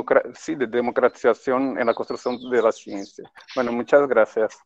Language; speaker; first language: Spanish; non-native, fluent; Portuguese